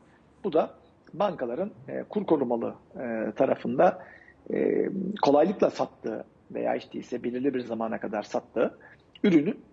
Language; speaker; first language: Turkish; native; Turkish